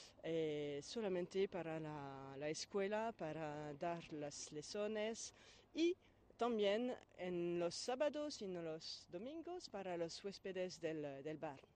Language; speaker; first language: Spanish; non-native, fluent; French